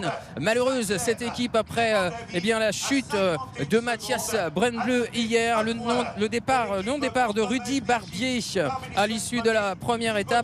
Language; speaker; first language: French; native; French